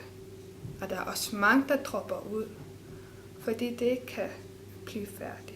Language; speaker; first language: Danish; non-native, local second language; Kalaallisut